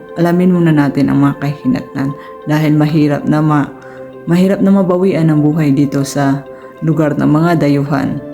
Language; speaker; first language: Filipino; native; Filipino